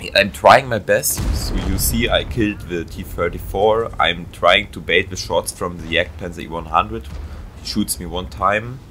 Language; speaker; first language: English; non-native, fluent; German